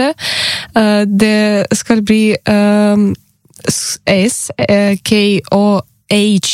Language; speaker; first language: Norwegian; non-native, learner; Ukrainian